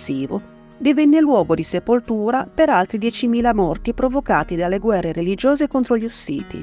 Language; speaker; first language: Italian; native; Italian